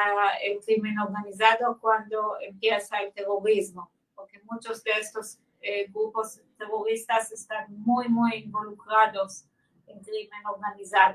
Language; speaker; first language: Spanish; non-native, fluent; Hebrew